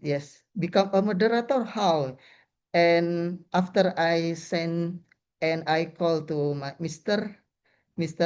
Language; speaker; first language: English; non-native, learner; Indonesian